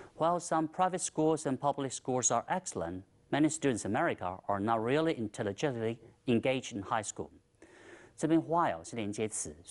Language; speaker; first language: English; non-native, fluent; Chinese